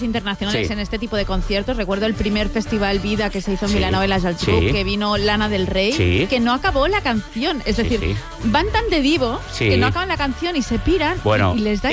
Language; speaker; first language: Spanish; native; Spanish